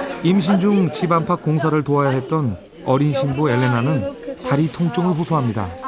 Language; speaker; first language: Korean; native; Korean